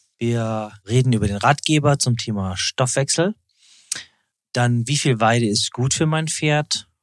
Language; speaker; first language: German; native; German